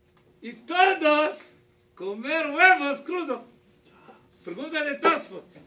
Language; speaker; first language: Spanish; non-native, learner; Hebrew